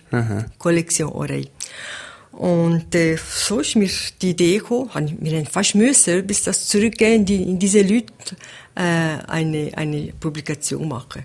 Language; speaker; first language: German; non-native, local second language; Italian